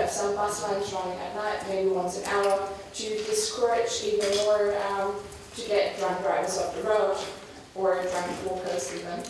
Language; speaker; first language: English; non-native, fluent; German